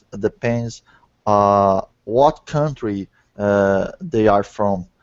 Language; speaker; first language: English; non-native, learner; Portuguese